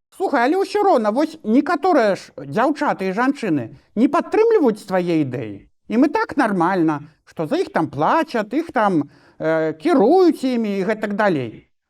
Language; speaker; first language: Belarusian; non-native, local second language; Russian